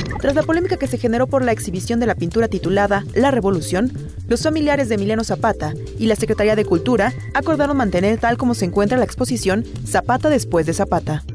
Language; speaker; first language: Spanish; native; Spanish